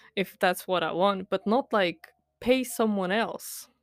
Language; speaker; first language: English; non-native, fluent; Latvian